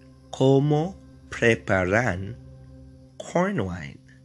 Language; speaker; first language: Spanish; non-native, fluent; English